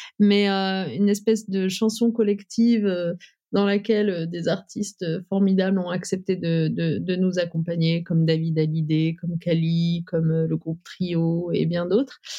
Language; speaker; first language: French; early bilingual, other home language; Riffian